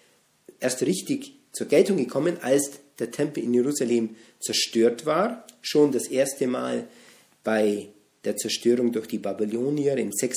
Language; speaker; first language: German; native; German